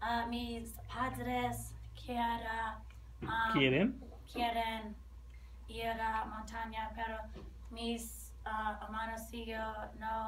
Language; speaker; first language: Spanish; non-native, learner; English